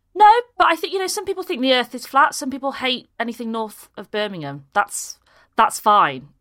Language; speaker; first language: English; native; English